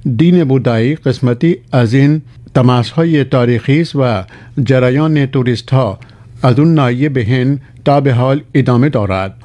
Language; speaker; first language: Persian; non-native, fluent; Urdu